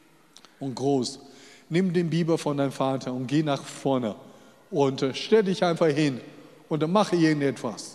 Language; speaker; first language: German; non-native, fluent; Chinese